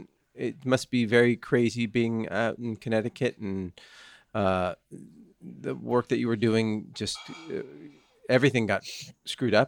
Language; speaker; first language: English; native; English